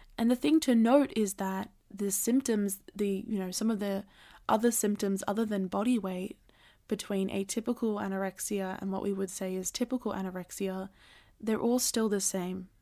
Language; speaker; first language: English; native; English